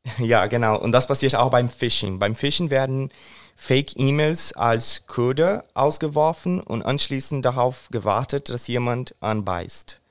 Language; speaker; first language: German; non-native, fluent; Portuguese